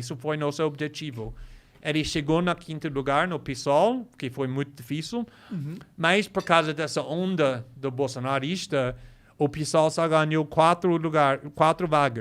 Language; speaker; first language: Portuguese; non-native, fluent; English